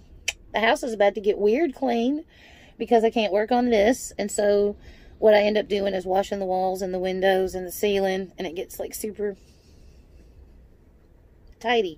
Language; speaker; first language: English; native; English